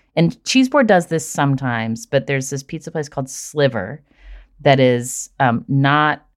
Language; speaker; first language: English; native; English